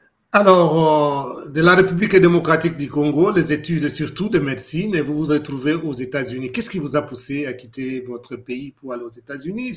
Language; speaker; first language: French; non-native, local second language; Lingala